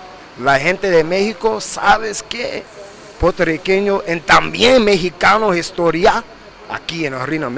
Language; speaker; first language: Spanish; early bilingual, heritage; English